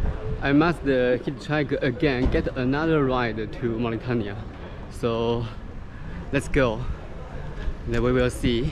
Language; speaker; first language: English; non-native, fluent; Chinese